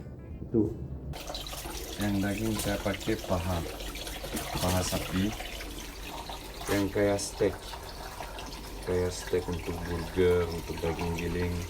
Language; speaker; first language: Indonesian; non-native, fluent; Turkish